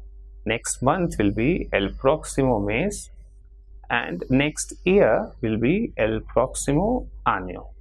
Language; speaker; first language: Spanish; non-native, fluent; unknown